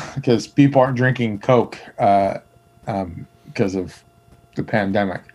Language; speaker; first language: English; native; English